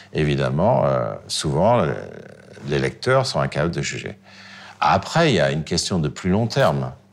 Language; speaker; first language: French; native; French